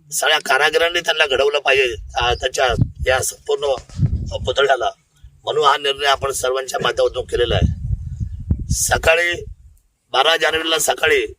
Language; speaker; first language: Marathi; native; Marathi